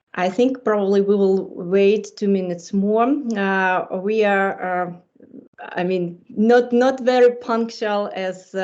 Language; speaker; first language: English; non-native, fluent; Ukrainian